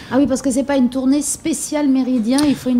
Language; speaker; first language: French; native; French